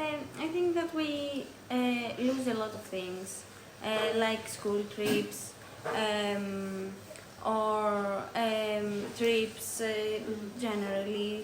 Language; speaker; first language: English; non-native, learner; Greek